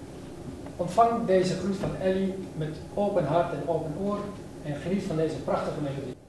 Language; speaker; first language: Dutch; native; Dutch